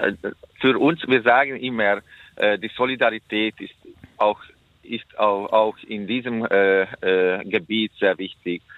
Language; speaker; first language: German; non-native, fluent; Hungarian